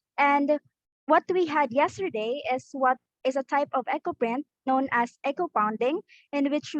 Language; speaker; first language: English; non-native, local second language; Filipino